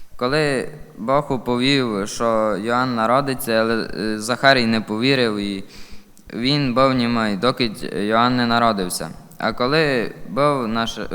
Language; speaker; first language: Ukrainian; native; Ukrainian